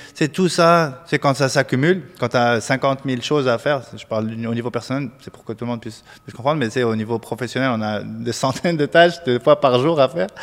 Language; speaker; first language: French; non-native, local second language; Arabic